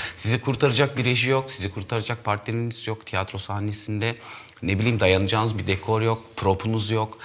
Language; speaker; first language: Turkish; native; Turkish